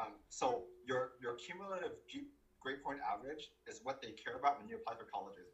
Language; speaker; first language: English; early bilingual, other home language; Vietnamese